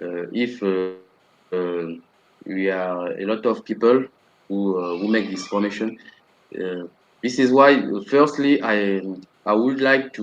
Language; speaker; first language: English; non-native, learner; French